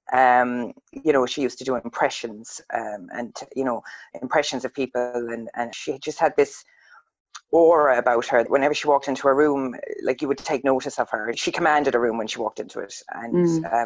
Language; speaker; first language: English; native; English